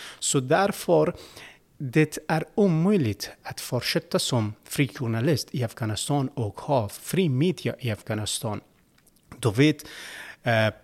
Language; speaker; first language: Swedish; non-native, learner; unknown